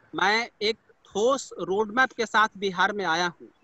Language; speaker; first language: Hindi; native; Hindi